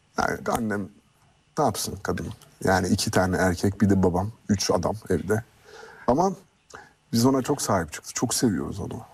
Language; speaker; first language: Turkish; early bilingual, heritage; French